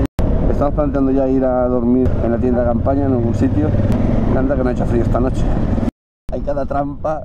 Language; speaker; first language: Spanish; native; Spanish